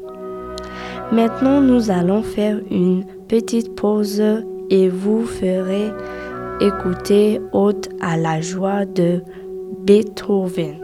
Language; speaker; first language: French; non-native, local second language; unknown